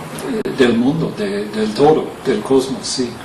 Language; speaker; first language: Spanish; non-native, fluent; English